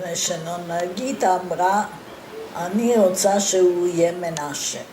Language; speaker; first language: Hebrew; non-native, fluent; Italian